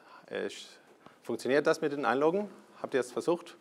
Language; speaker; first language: German; non-native, fluent; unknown